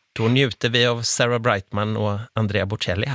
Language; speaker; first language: Swedish; native; Swedish